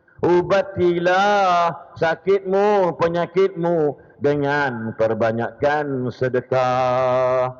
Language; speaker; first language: Malay; native; Malay